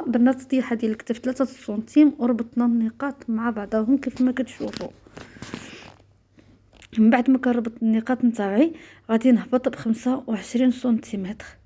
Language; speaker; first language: Arabic; native; Arabic